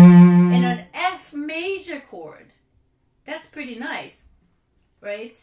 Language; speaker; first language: English; non-native, fluent; Finnish